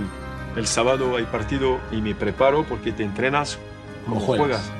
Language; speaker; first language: Spanish; non-native, learner; French